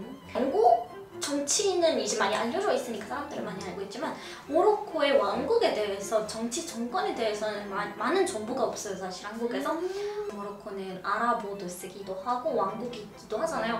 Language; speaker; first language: Korean; non-native, fluent; Arabic